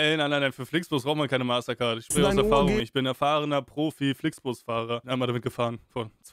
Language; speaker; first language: German; native; German